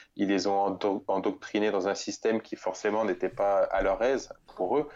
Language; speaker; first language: French; native; French